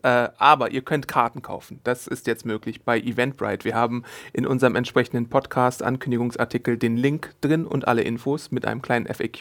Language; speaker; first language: German; native; German